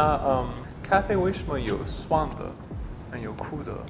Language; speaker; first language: Chinese; non-native, learner; English